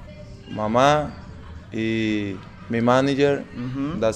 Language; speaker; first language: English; non-native, learner; Spanish